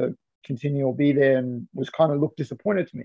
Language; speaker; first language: English; native; English